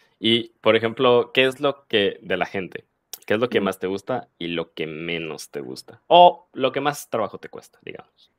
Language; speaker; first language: Spanish; native; Spanish